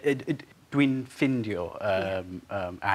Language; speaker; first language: Welsh; non-native, local second language; English